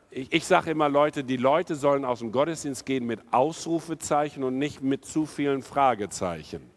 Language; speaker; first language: German; non-native, fluent; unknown